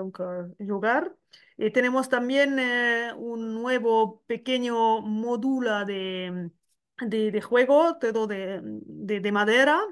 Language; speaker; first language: Spanish; non-native, learner; French